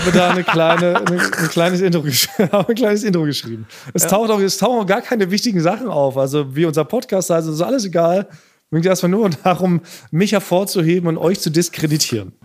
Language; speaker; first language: German; native; German